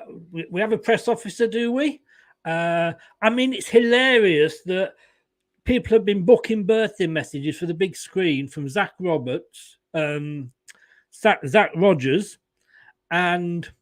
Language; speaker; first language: English; native; English